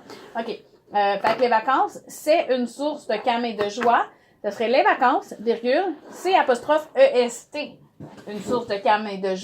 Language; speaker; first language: French; native; French